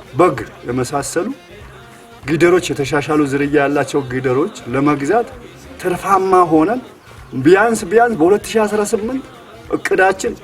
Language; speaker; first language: Amharic; non-native, local second language; Sebat Bet Gurage